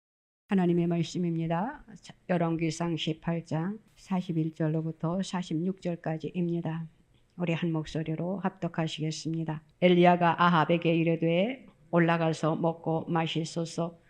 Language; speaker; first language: Korean; native; Korean